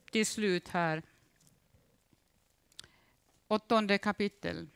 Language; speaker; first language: Swedish; non-native, fluent; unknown